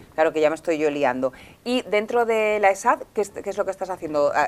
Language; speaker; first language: Spanish; native; Spanish